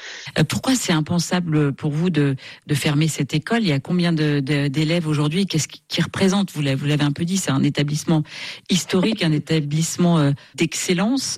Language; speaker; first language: French; native; French